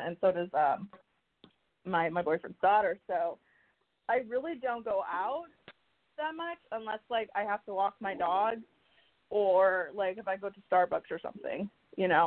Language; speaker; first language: English; early bilingual, other home language; Spanish